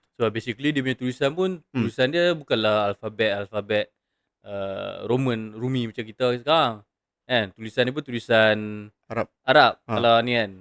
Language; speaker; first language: Malay; native; Malay